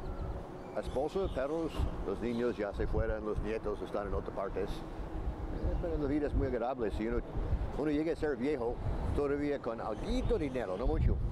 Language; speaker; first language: Spanish; non-native, fluent; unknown